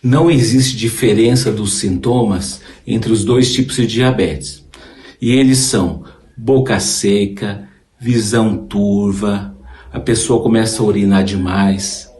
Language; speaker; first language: Portuguese; native; Portuguese